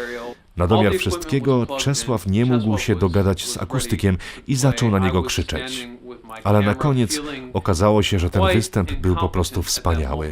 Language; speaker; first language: Polish; non-native, fluent; English